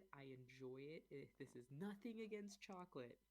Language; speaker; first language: English; native; English